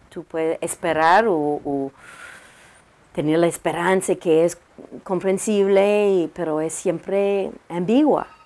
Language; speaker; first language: Spanish; non-native, learner; English